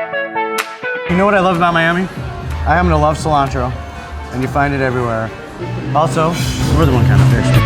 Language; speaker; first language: English; native; English